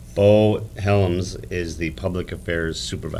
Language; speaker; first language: English; native; English